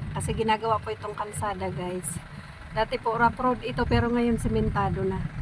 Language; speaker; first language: Filipino; non-native, local second language; Bikol